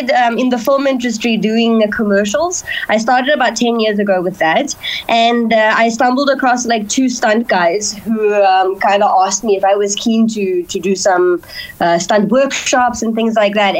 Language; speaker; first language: English; native; English